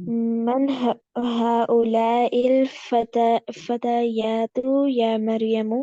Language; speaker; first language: Arabic; non-native, learner; Urdu